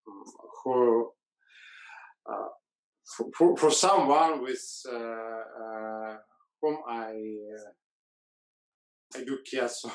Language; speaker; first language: English; non-native, learner; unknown